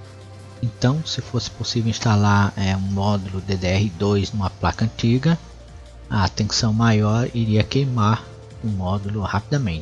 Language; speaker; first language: Portuguese; native; Portuguese